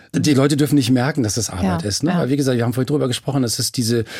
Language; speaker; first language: German; native; German